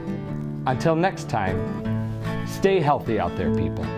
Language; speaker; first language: English; native; English